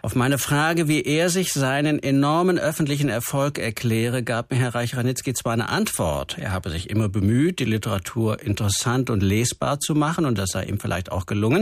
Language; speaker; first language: German; native; German